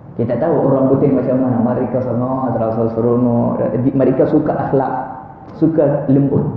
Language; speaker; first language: Malay; non-native, fluent; Arabic